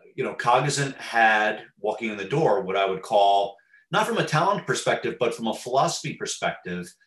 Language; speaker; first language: English; native; English